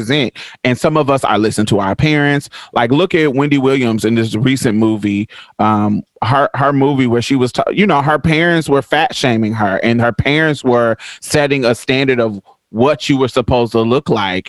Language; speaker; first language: English; native; English